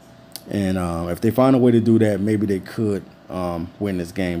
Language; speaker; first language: English; native; English